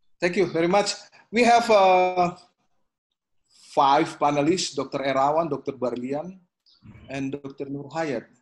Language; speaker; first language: English; non-native, learner; Indonesian